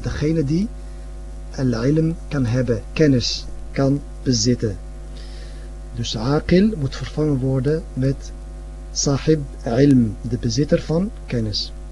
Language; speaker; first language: Dutch; early bilingual, other home language; Arabic